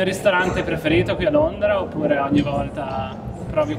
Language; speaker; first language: Italian; native; Italian